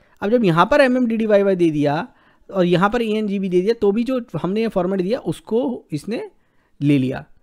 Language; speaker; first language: Hindi; native; Hindi